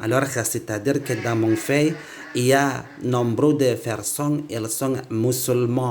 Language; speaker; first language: French; non-native, learner; Indonesian